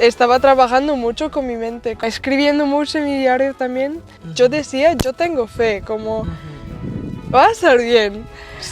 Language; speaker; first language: Spanish; non-native, fluent; German